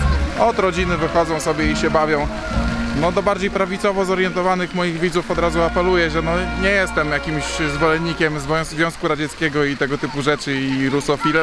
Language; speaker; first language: Polish; native; Polish